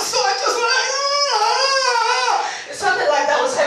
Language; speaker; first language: English; non-native, fluent; Italian